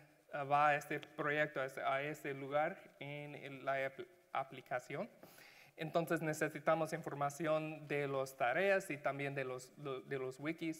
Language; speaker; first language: Spanish; non-native, learner; English